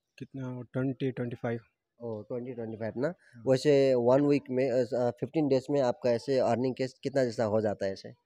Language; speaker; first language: Hindi; non-native, local second language; Bangla